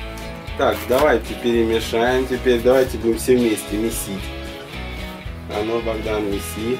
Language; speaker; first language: Russian; native; Russian